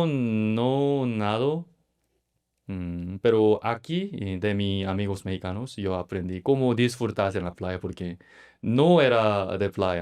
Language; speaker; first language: Spanish; non-native, learner; Korean